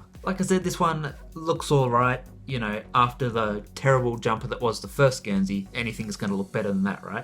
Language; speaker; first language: English; native; English